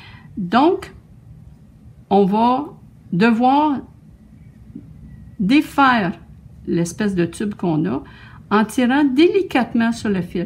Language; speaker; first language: French; native; French